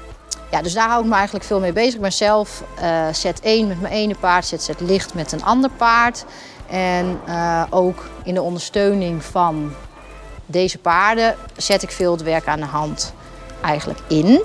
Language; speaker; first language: Dutch; native; Dutch